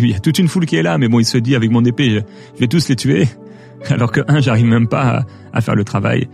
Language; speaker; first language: French; native; French